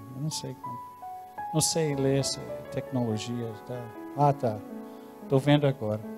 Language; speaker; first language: Portuguese; non-native, fluent; English